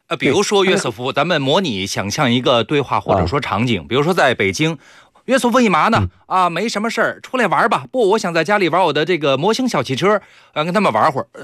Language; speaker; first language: Chinese; native; Chinese